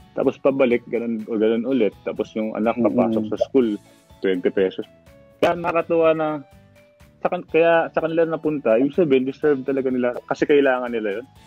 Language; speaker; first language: Filipino; native; Filipino